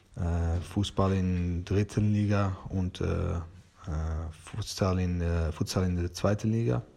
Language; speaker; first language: German; non-native, learner; Persian